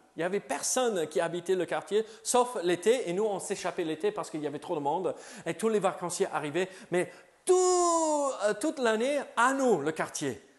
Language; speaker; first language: French; native; French